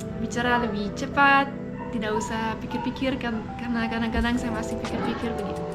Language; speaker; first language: Indonesian; non-native, fluent; French